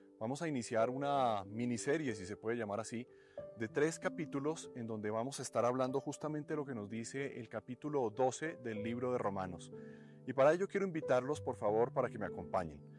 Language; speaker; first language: Spanish; native; Spanish